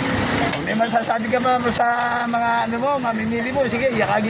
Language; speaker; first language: Filipino; native; Filipino